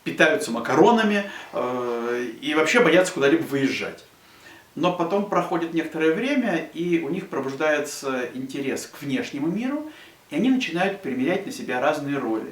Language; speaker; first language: Russian; native; Russian